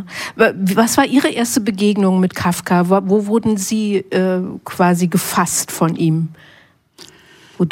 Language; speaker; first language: German; native; German